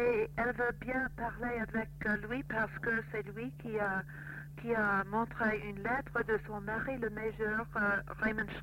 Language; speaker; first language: French; non-native, fluent; English